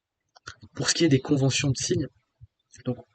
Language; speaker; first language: French; native; French